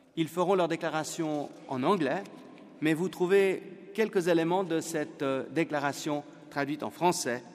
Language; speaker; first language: French; native; French